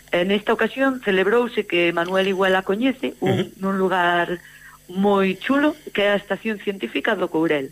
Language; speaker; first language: Galician; native; Galician